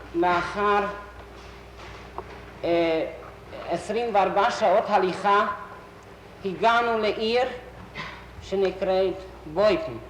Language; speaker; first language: Hebrew; non-native, fluent; Hungarian